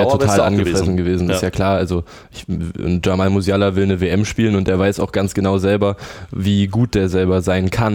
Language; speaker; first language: German; native; German